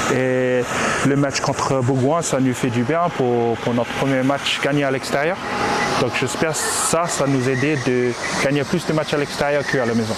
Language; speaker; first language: French; non-native, fluent; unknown